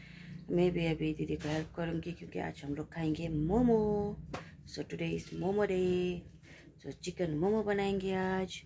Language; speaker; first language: Hindi; non-native, local second language; Nepali